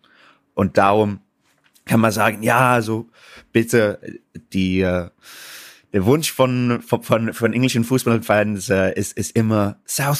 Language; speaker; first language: German; non-native, fluent; English